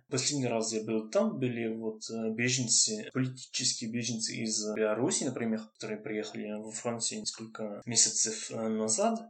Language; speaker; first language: Russian; non-native, fluent; French